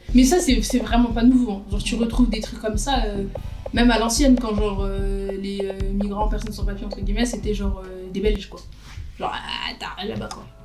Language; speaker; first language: French; native; French